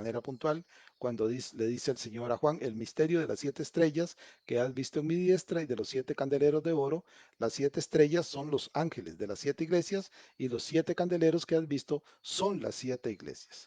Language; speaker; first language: Spanish; native; Spanish